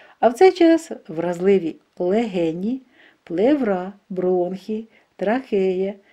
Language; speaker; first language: Ukrainian; non-native, local second language; Russian